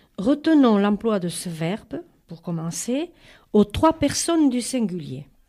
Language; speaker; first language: French; native; French